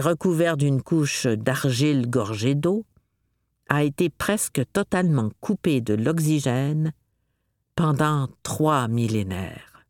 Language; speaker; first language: French; native; French